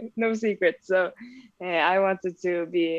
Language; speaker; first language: English; non-native, fluent; Swedish